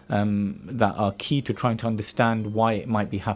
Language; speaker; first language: English; native; English